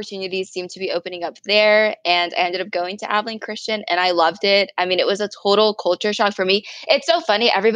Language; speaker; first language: English; native; English